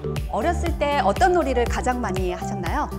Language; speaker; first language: Korean; native; Korean